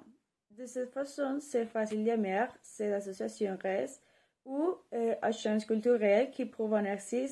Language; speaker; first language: French; non-native, learner; Spanish